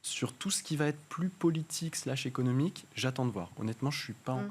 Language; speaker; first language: French; native; French